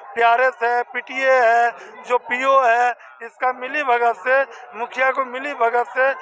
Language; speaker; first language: Hindi; native; Hindi